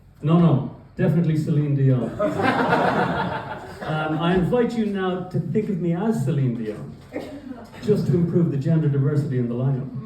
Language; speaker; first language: English; native; English